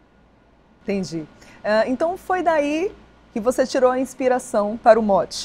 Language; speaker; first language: Portuguese; native; Portuguese